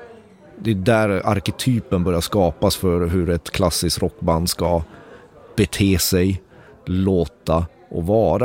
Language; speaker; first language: Swedish; native; Swedish